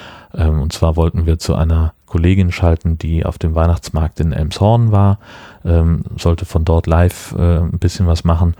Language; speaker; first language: German; native; German